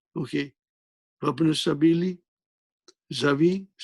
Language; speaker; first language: Arabic; non-native, fluent; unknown